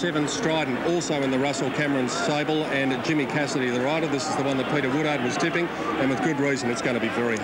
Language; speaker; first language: English; native; English